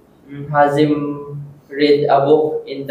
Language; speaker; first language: English; non-native, local second language; Filipino